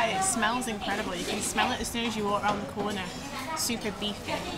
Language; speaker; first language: English; native; English